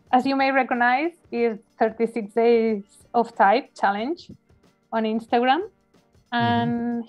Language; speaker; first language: English; non-native, learner; Spanish